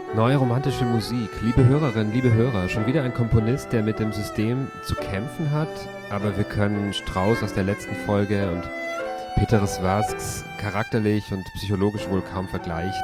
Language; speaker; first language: German; native; German